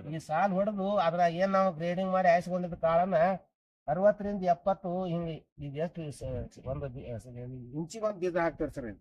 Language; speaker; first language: Kannada; native; Kannada